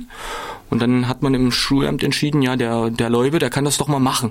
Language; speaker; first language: German; native; German